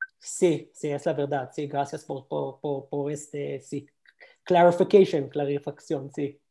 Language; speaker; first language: Spanish; non-native, learner; Hebrew